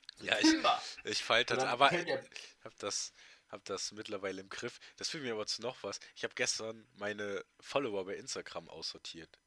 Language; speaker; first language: German; native; German